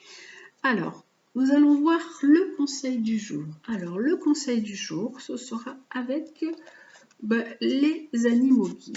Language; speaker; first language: French; native; French